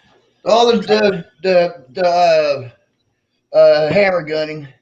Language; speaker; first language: English; native; English